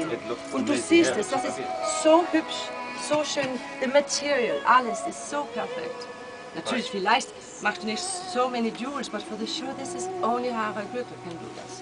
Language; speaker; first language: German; non-native, learner; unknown